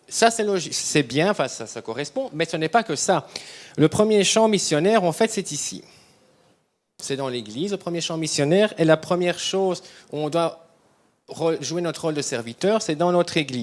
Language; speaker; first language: French; native; French